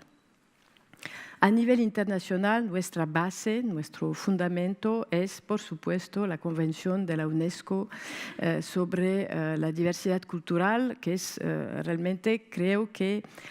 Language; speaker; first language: Spanish; non-native, fluent; French